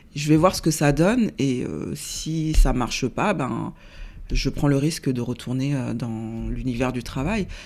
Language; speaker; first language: French; native; French